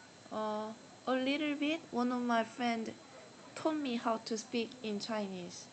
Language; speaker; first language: English; non-native, learner; Korean